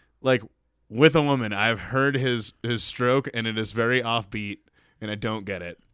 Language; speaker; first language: English; native; English